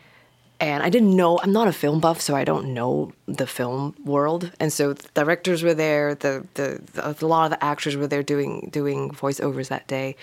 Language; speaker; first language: English; non-native, local second language; Cantonese